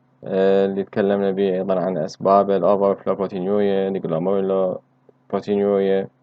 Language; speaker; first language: Arabic; native; Arabic